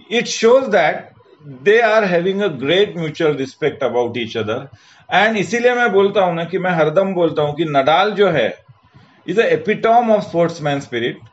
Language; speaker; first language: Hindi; non-native, local second language; Marathi